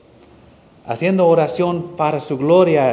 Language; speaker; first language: Spanish; non-native, fluent; English